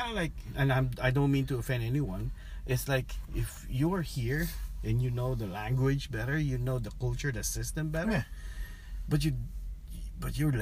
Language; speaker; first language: English; non-native, local second language; Filipino